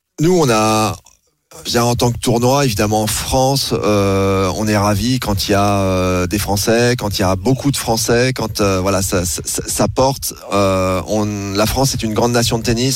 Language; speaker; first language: French; native; French